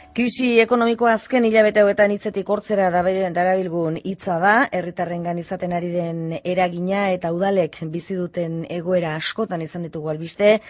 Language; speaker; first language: Basque; native; Basque